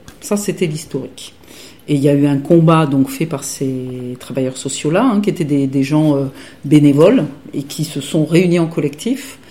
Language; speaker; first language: French; native; French